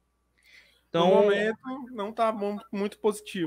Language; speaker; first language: Portuguese; native; Portuguese